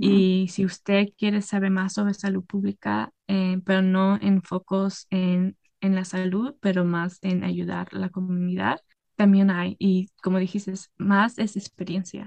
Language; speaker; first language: Spanish; early bilingual, heritage; Spanish